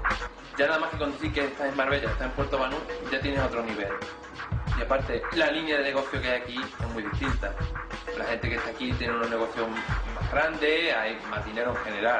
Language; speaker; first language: Spanish; native; Spanish